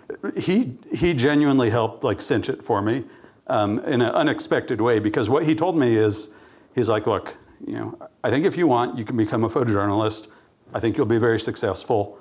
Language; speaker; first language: English; native; English